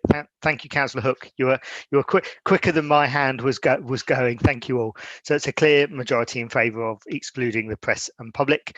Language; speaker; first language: English; native; English